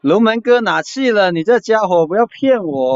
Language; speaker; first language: Chinese; native; Chinese